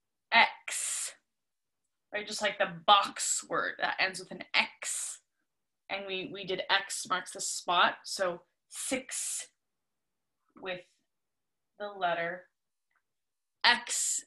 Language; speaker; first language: English; native; English